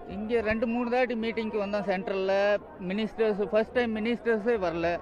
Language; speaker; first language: Tamil; non-native, fluent; Punjabi